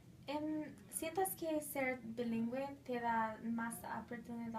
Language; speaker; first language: Spanish; non-native, fluent; English